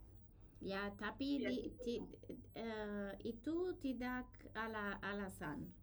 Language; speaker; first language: Indonesian; non-native, learner; English